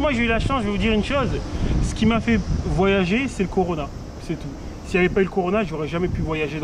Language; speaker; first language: French; native; French